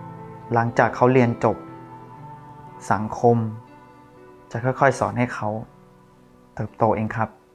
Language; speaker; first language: Thai; native; Thai